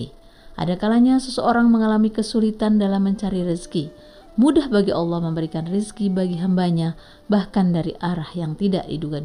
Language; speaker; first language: Indonesian; native; Indonesian